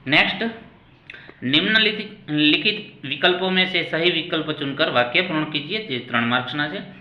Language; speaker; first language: Hindi; non-native, local second language; Gujarati